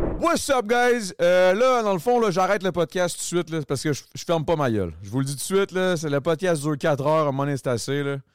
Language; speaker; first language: French; native; French